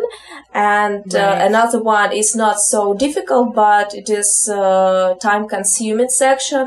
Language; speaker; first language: English; non-native, fluent; Ukrainian